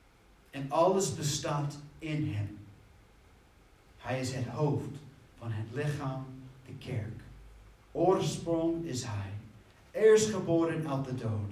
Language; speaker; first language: Dutch; non-native, fluent; English